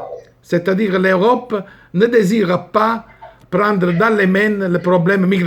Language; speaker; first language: French; non-native, fluent; Italian